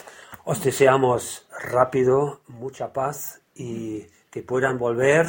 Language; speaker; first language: Spanish; non-native, fluent; German